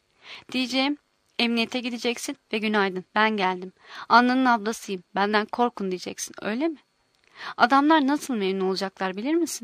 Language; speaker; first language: Turkish; native; Turkish